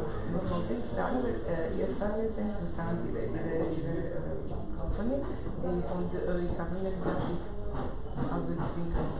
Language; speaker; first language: German; non-native, fluent; Serbian